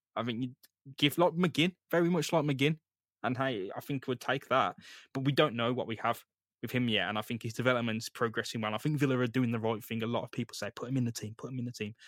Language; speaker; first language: English; native; English